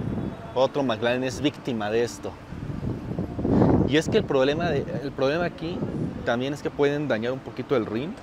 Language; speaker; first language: Spanish; native; Spanish